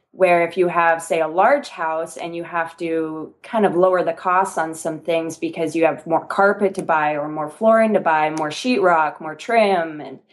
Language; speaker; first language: English; native; English